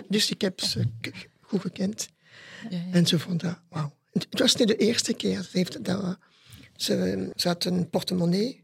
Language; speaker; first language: Dutch; non-native, local second language; French